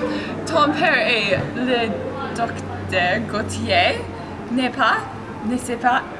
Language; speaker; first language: French; non-native, learner; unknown